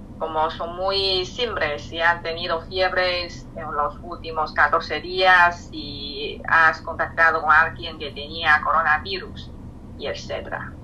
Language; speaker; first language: Spanish; non-native, fluent; Chinese